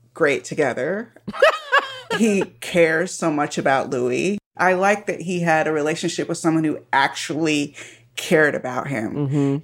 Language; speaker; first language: English; native; English